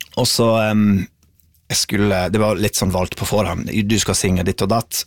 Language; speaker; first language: Norwegian; non-native, fluent; English